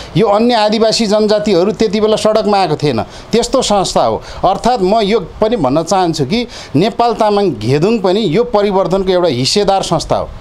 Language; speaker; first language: Nepali; non-native, local second language; Eastern Tamang